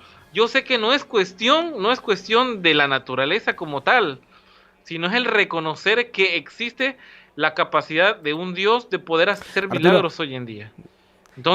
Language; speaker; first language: Spanish; native; Spanish